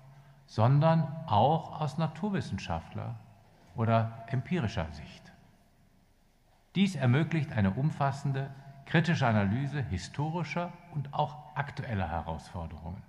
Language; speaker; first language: German; native; German